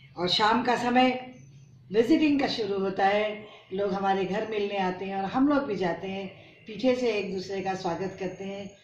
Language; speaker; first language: Hindi; non-native, local second language; Bangla